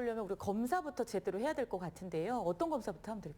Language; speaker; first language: Korean; native; Korean